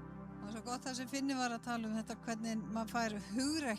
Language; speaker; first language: Icelandic; native; Icelandic